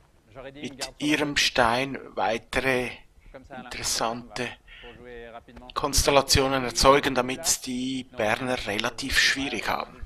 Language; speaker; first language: German; native; German